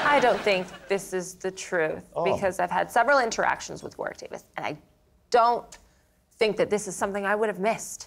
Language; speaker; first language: English; native; English